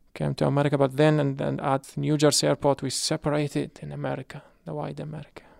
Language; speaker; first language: English; non-native, fluent; Arabic